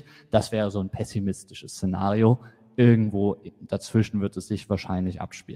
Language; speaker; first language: German; native; German